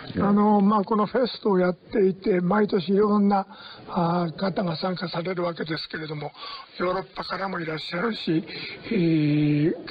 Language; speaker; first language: Japanese; native; Japanese